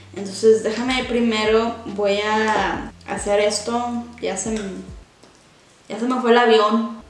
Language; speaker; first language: Spanish; early bilingual, heritage; Spanish